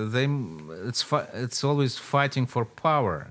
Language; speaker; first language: English; non-native, fluent; Russian